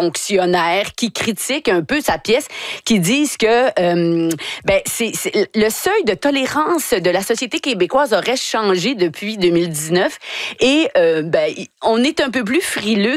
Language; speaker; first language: French; native; French